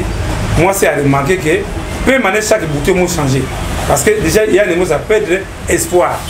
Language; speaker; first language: French; non-native, local second language; Lingala